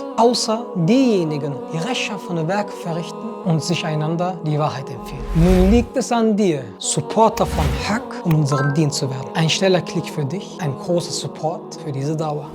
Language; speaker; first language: German; early bilingual, other home language; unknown